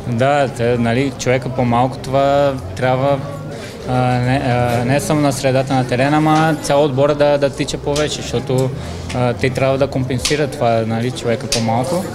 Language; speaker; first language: Bulgarian; non-native, learner; Portuguese